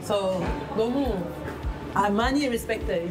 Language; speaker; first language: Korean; non-native, learner; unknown